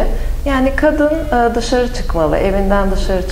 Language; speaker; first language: Turkish; native; Turkish